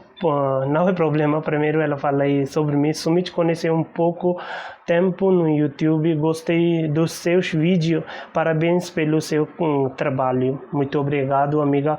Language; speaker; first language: Portuguese; non-native, learner; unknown